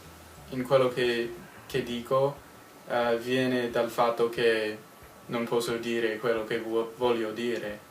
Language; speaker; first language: Italian; non-native, learner; English